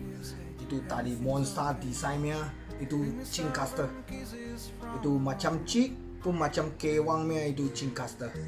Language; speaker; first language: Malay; non-native, local second language; Chinese